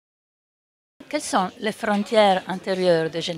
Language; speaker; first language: French; non-native, learner; Italian